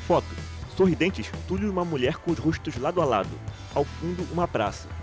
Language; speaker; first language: Portuguese; native; Portuguese